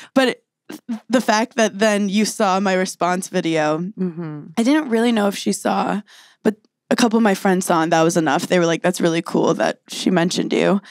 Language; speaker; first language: English; native; English